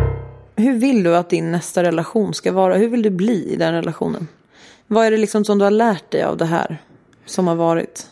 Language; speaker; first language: Swedish; native; Swedish